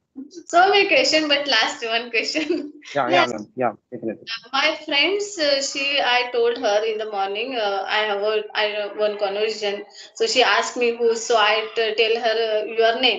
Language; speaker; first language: English; non-native, learner; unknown